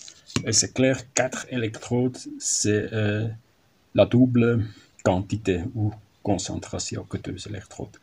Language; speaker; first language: French; non-native, learner; German